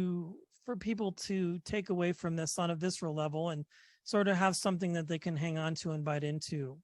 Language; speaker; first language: English; native; English